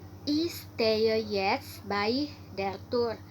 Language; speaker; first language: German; non-native, learner; Indonesian